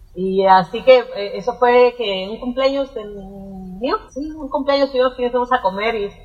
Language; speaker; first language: Spanish; native; Spanish